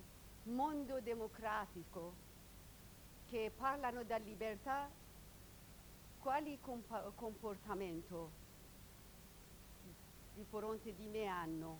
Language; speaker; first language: Italian; non-native, learner; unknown